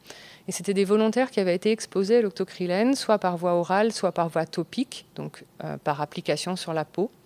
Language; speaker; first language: French; native; French